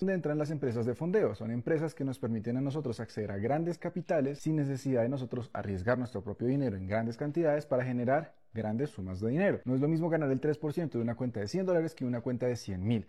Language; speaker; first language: Spanish; native; Spanish